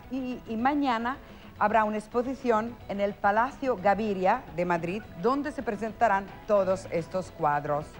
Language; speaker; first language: Spanish; non-native, fluent; Italian